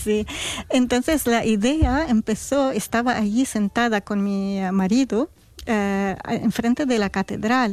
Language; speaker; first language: Spanish; non-native, fluent; Arabic